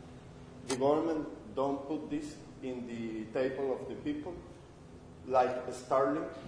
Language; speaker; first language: English; non-native, learner; Spanish